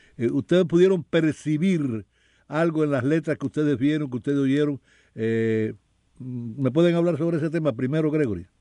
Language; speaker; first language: Spanish; native; Spanish